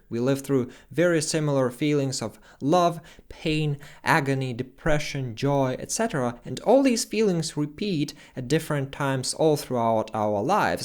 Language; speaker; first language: English; non-native, fluent; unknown